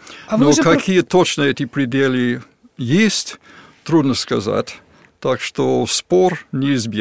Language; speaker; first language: Russian; non-native, fluent; English